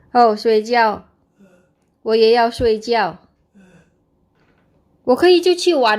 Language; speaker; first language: Chinese; non-native, learner; Indonesian